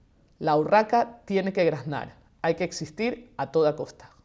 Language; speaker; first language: Spanish; native; Spanish